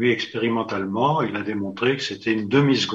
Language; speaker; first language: French; native; French